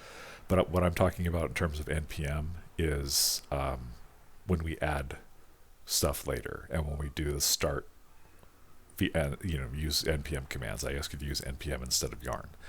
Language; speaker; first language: English; native; English